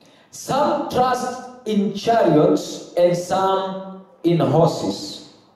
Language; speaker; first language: English; non-native, local second language; Swahili